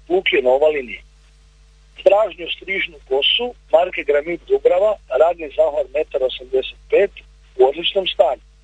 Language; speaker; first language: Serbian; native; Serbian